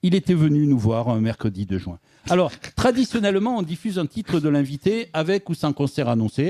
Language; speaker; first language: French; native; French